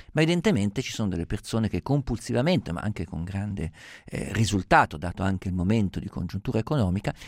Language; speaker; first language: Italian; native; Italian